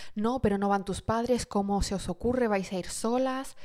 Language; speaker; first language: Spanish; early bilingual, heritage; Arabic